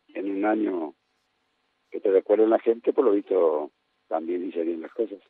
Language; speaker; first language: Spanish; native; Spanish